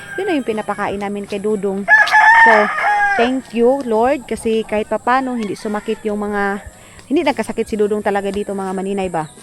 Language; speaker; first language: Filipino; non-native, local second language; Cebuano